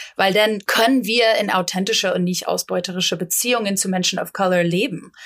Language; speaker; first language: German; non-native, fluent; English